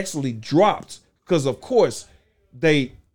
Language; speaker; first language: English; native; English